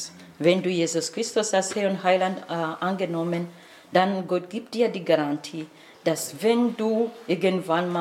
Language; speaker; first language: German; non-native, fluent; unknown